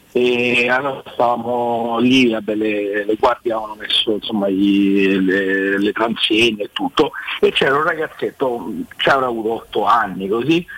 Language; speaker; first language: Italian; native; Italian